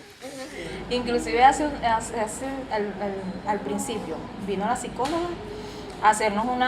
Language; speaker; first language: Spanish; native; Spanish